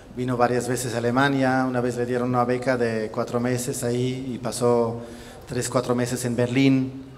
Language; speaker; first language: Spanish; non-native, fluent; German